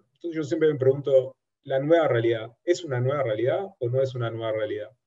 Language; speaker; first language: Spanish; native; Spanish